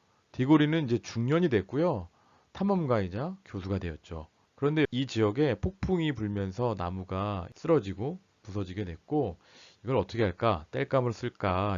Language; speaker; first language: Korean; native; Korean